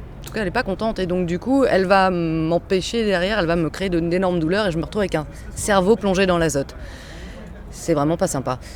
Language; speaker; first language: French; native; French